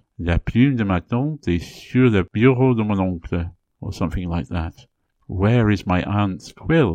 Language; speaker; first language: English; native; English